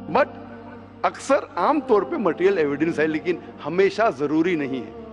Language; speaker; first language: Hindi; non-native, local second language; Konkani